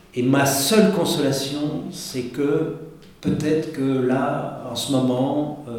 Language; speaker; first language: French; native; French